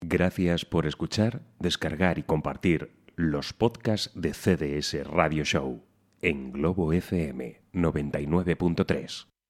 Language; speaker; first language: Spanish; native; Spanish